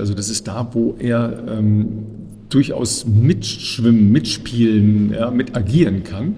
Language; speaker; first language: German; native; German